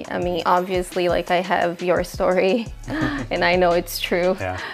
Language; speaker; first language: English; non-native, fluent; Portuguese